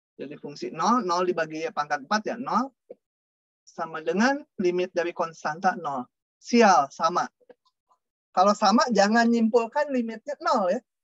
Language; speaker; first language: Indonesian; non-native, local second language; Sundanese